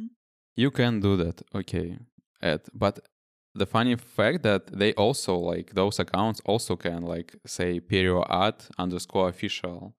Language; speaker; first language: English; non-native, fluent; Russian